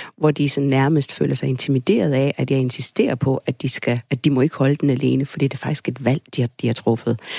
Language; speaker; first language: Danish; early bilingual, other home language; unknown